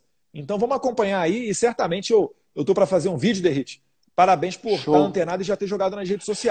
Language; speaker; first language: Portuguese; native; Portuguese